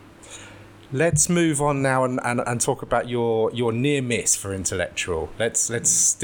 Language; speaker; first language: English; native; English